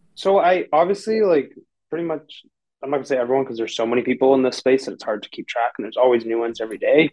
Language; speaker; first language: English; native; English